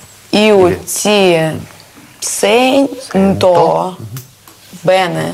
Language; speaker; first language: Italian; non-native, learner; Russian